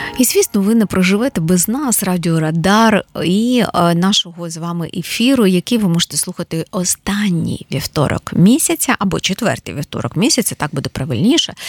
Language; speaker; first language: Ukrainian; native; Ukrainian